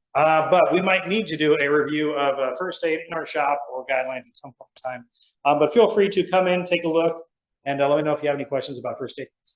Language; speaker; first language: English; native; English